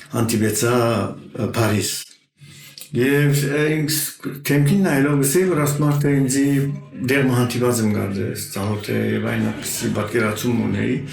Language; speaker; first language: Armenian; early bilingual, heritage; Armenian